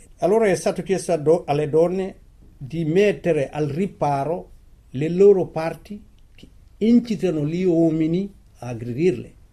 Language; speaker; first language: Italian; non-native, fluent; Wolof